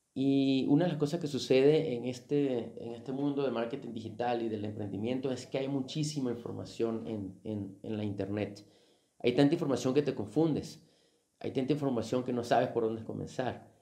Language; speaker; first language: Spanish; native; Spanish